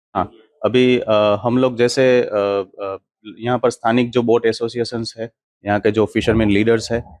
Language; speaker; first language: Hindi; non-native, local second language; Gujarati